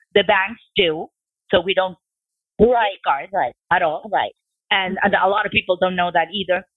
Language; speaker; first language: English; non-native, fluent; Spanish